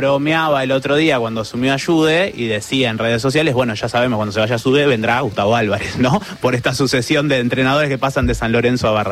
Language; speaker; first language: Spanish; native; Spanish